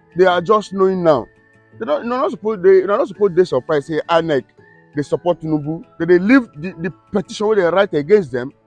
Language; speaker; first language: Nigerian Pidgin; native; Nigerian Pidgin